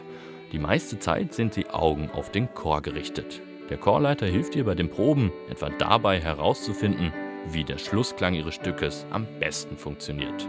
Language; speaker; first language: German; native; German